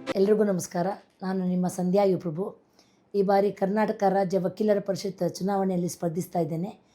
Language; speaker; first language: Kannada; non-native, local second language; Konkani